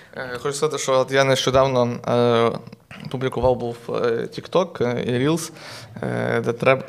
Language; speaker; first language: Ukrainian; native; Ukrainian